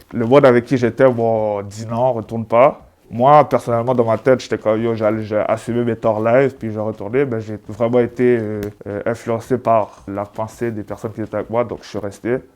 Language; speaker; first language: French; native; French